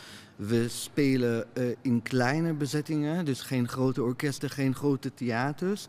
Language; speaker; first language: Dutch; non-native, fluent; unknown